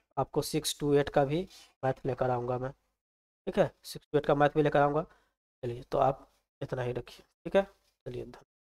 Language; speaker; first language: Hindi; native; Hindi